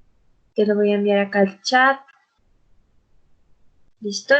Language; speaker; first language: Spanish; native; Spanish